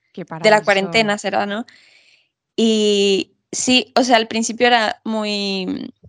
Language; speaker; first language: Spanish; native; Spanish